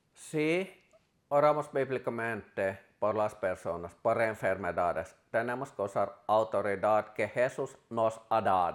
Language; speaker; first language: Spanish; non-native, fluent; Finnish